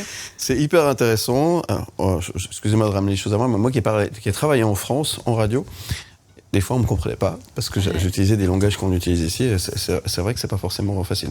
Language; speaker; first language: French; native; French